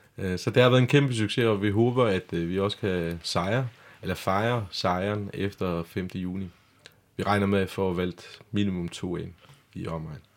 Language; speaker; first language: Danish; non-native, fluent; Turkish